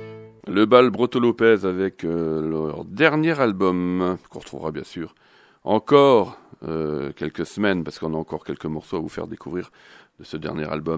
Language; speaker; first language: French; native; French